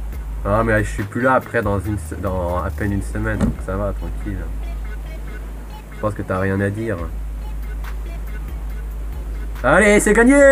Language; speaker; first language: French; native; French